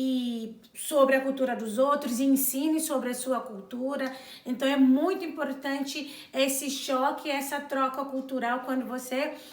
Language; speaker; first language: Portuguese; non-native, local second language; Kabuverdianu